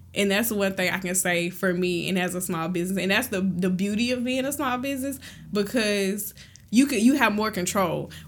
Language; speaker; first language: English; native; English